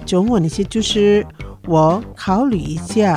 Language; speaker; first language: Chinese; non-native, fluent; Indonesian